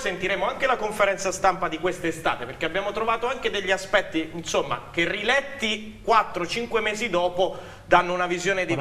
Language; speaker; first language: Italian; native; Italian